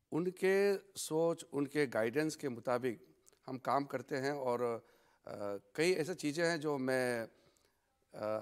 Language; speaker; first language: Hindi; non-native, local second language; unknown